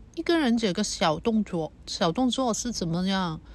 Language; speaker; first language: Chinese; non-native, local second language; Cantonese